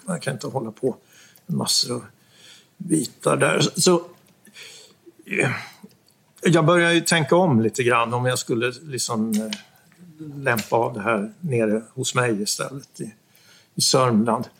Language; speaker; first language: Swedish; native; Swedish